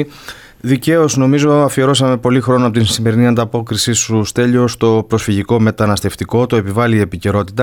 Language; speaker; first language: Greek; native; Greek